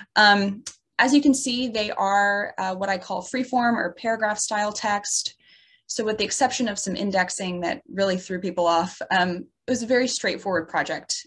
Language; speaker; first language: English; native; English